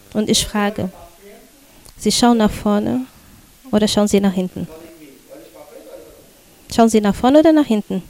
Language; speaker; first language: German; non-native, fluent; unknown